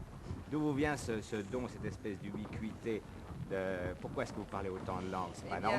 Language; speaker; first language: French; native; French